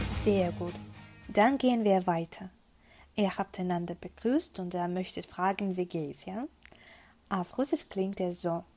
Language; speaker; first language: German; non-native, fluent; Russian